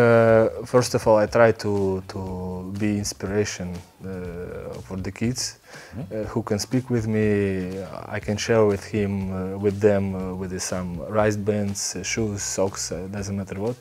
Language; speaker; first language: English; non-native, learner; Belarusian